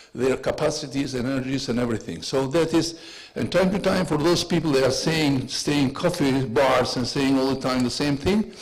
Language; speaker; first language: English; non-native, learner; Albanian